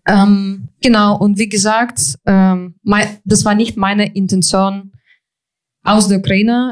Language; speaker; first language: German; non-native, fluent; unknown